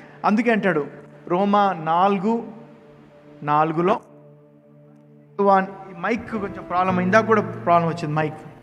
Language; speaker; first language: Telugu; native; Telugu